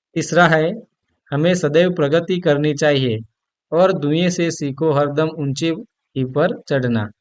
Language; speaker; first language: Hindi; non-native, local second language; Gujarati